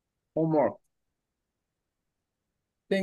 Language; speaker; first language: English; non-native, learner; Korean